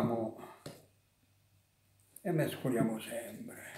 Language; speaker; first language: Italian; native; Italian